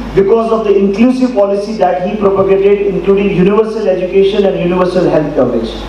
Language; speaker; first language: English; non-native, local second language; Hindi